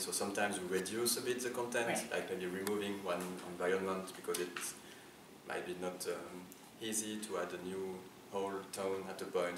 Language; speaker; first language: English; non-native, fluent; French